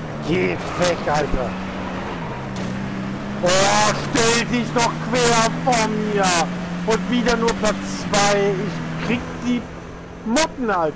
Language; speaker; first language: German; native; German